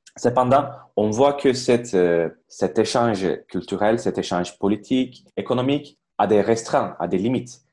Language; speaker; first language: French; non-native, fluent; Turkish